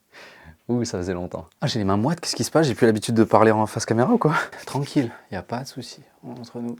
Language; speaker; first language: French; native; French